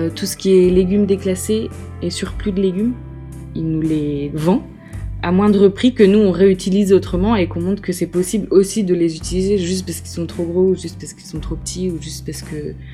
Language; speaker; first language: French; native; French